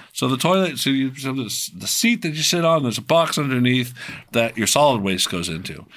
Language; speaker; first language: English; native; English